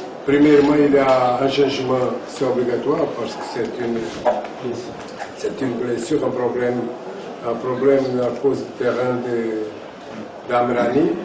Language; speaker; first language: French; non-native, fluent; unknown